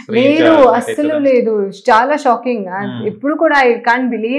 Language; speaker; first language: Telugu; non-native, learner; Hindi